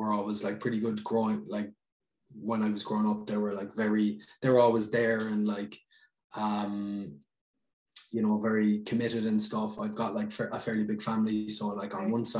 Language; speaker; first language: English; native; English